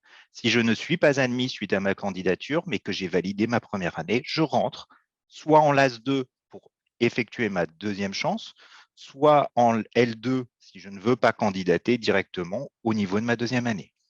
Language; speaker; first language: French; native; French